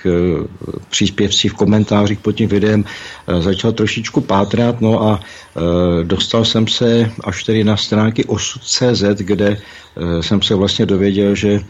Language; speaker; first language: Czech; native; Czech